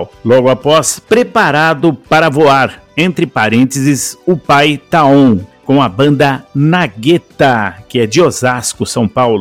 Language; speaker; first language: Portuguese; native; Portuguese